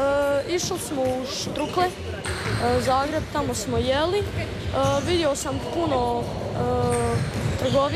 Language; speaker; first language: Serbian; early bilingual, heritage; Serbian